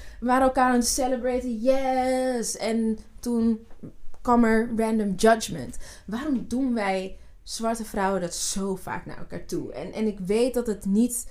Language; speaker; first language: Dutch; early bilingual, other home language; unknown